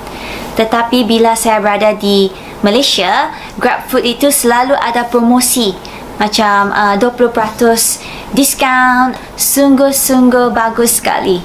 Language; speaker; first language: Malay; non-native, fluent; Japanese